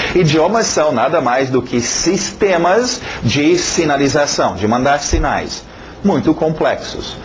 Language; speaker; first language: Portuguese; non-native, fluent; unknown